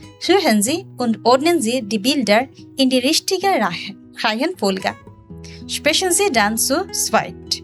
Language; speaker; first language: German; non-native, learner; Bangla